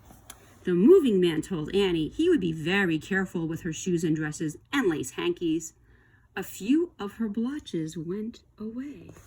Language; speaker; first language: English; native; English